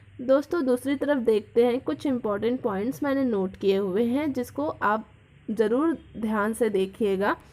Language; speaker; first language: Hindi; native; Hindi